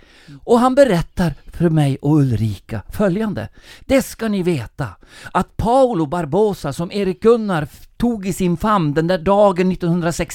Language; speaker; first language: Swedish; native; Swedish